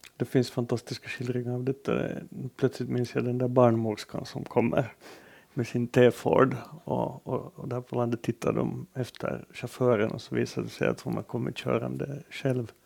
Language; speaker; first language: Swedish; native; Swedish